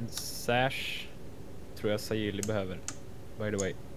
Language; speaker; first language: Swedish; native; Swedish